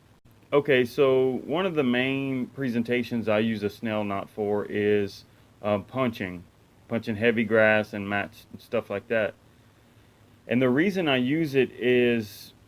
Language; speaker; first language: English; native; English